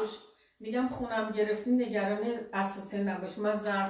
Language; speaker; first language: Persian; native; Persian